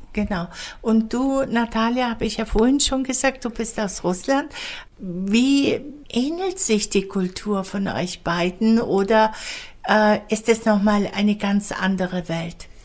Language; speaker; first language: German; native; German